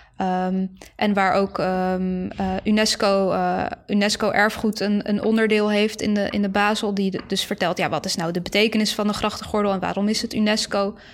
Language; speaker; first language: Dutch; early bilingual, other home language; Bosnian